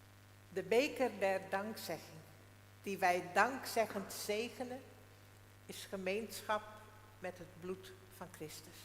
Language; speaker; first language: Dutch; non-native, local second language; Western Frisian